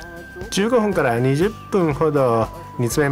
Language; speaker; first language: Japanese; non-native, fluent; Chinese